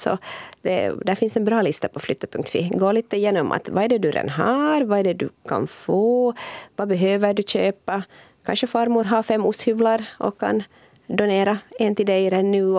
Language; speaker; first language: Swedish; native; Swedish